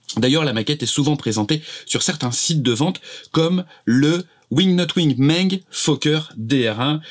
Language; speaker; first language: French; native; French